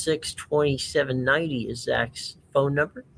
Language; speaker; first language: English; native; English